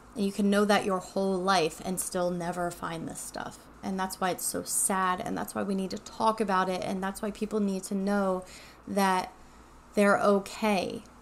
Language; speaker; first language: English; native; English